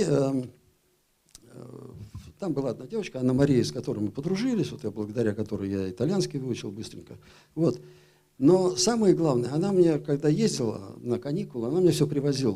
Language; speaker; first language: Russian; native; Russian